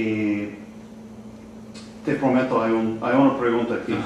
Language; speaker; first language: Spanish; non-native, learner; English